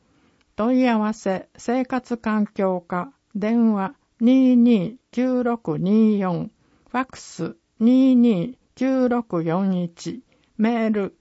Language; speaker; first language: Japanese; native; Japanese